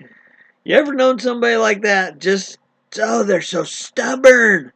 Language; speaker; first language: English; native; English